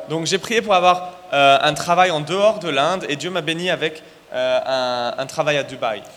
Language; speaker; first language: French; native; French